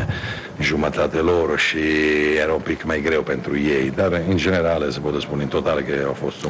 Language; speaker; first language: Romanian; non-native, fluent; Italian